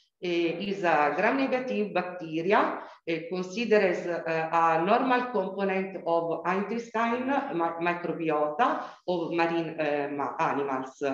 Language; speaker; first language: English; non-native, learner; Italian